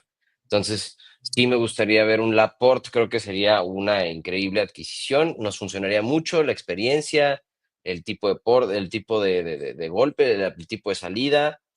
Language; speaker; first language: Spanish; native; Spanish